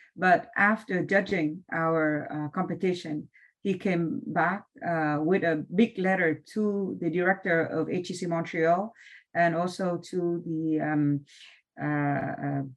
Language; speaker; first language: English; non-native, fluent; Vietnamese